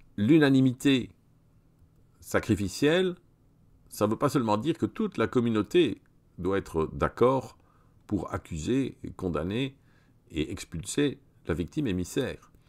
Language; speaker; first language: French; native; French